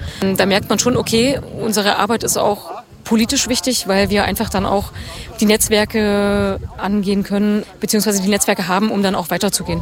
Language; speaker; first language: German; native; German